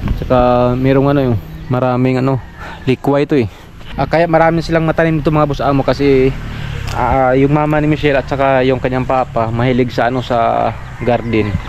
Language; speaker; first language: Filipino; non-native, local second language; Cebuano